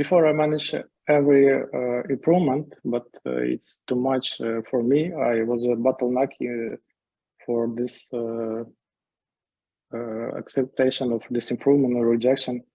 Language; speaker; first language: English; non-native, learner; Ukrainian